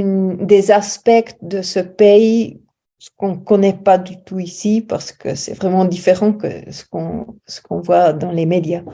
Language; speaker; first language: French; non-native, fluent; German